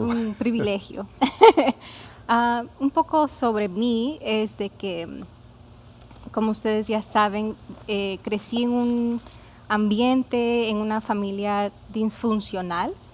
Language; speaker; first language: Spanish; early bilingual, heritage; Spanish